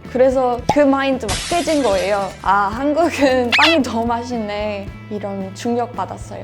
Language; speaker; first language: Korean; non-native, fluent; English